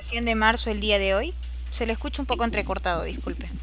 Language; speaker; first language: Spanish; native; Spanish